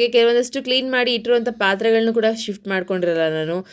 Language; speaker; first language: Kannada; non-native, local second language; Telugu